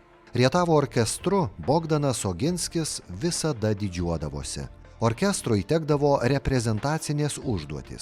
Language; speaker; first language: Lithuanian; native; Lithuanian